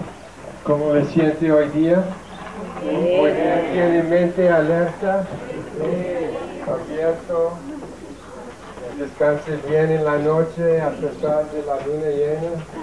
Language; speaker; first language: Spanish; non-native, fluent; English